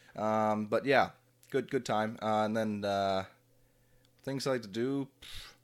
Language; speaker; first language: English; native; English